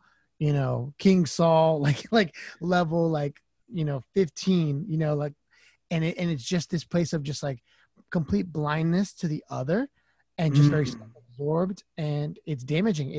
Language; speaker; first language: English; native; English